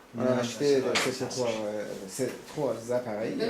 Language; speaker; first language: French; non-native, learner; Persian